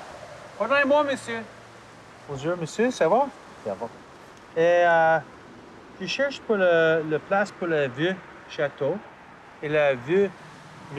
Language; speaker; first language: French; non-native, learner; English